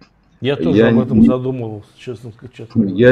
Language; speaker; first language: Russian; native; Russian